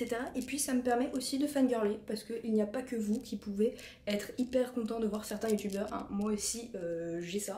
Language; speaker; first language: French; native; French